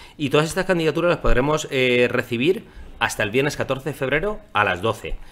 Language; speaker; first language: Spanish; non-native, local second language; Catalan